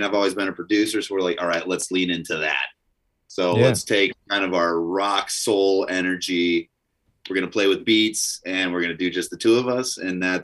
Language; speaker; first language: English; native; English